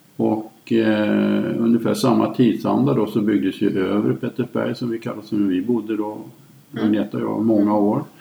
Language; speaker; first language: Swedish; native; Swedish